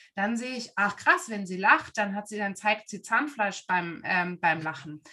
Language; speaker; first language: German; native; German